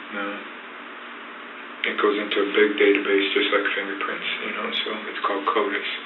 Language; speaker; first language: English; native; English